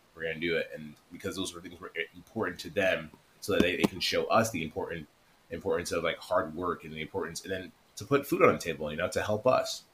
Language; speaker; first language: English; native; English